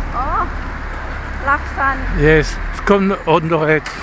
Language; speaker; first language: English; non-native, learner; Thai